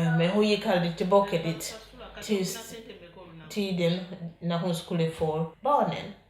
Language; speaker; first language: Swedish; non-native, fluent; Ganda